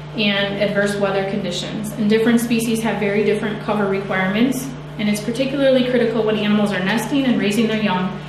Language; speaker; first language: English; native; English